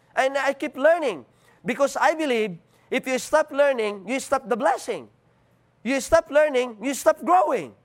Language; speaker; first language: English; non-native, local second language; Filipino